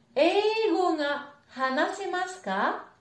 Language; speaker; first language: Japanese; non-native, fluent; French